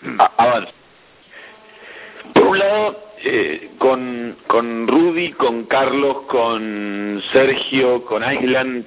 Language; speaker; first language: Spanish; native; Spanish